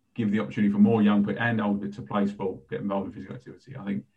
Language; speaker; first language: English; native; English